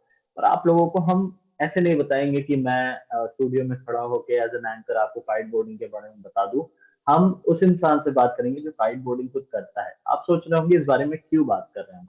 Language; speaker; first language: Hindi; native; Hindi